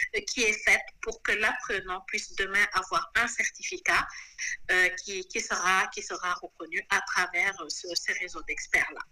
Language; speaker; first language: French; non-native, local second language; Wolof